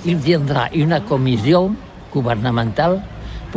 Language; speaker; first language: French; non-native, learner; Catalan